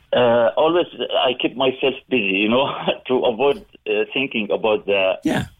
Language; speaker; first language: English; non-native, learner; Arabic